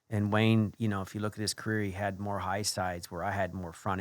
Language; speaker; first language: English; native; English